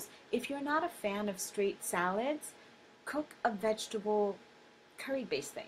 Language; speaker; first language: English; native; English